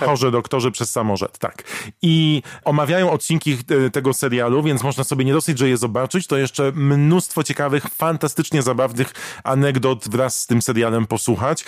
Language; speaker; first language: Polish; native; Polish